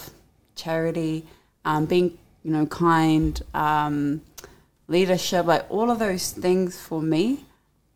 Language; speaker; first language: English; native; English